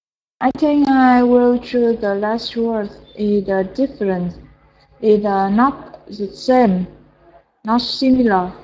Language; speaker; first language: English; non-native, learner; Vietnamese